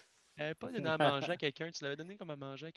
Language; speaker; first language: French; native; French